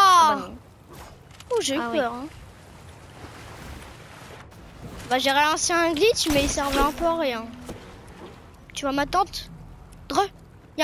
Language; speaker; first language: French; native; French